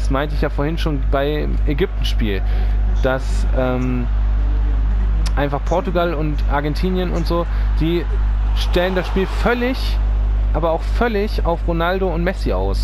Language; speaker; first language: German; native; German